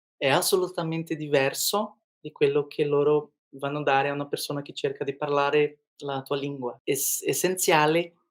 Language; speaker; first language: Italian; non-native, fluent; Portuguese